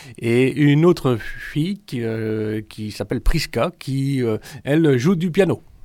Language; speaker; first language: French; native; French